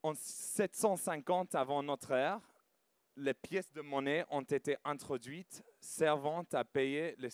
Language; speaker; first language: French; non-native, fluent; English